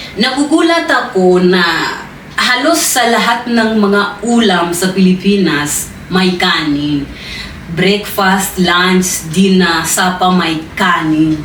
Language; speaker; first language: Filipino; non-native, fluent; Swahili